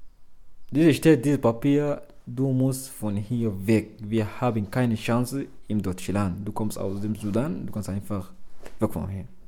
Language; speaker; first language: German; non-native, learner; Arabic